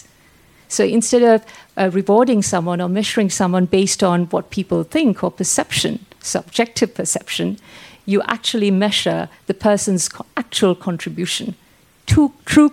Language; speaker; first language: English; non-native, local second language; Sinhala